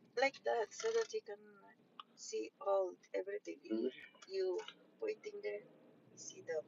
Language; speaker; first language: English; non-native, local second language; Filipino